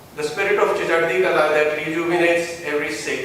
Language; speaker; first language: English; non-native, local second language; Punjabi